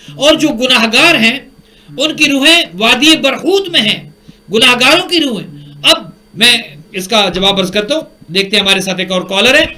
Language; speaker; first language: Urdu; native; Urdu